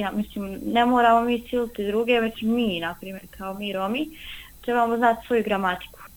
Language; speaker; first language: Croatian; non-native, local second language; Romany